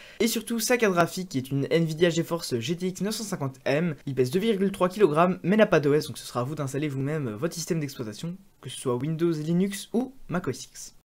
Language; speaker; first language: French; native; French